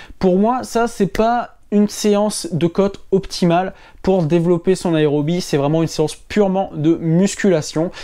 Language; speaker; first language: French; native; French